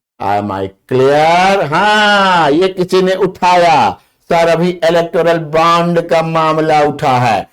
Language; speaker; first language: Hindi; native; Hindi